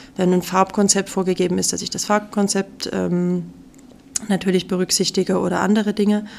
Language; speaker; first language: German; native; German